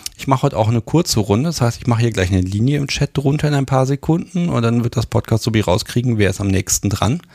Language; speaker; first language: German; native; German